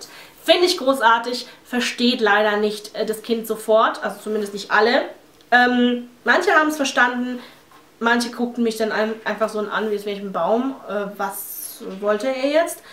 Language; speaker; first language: German; native; German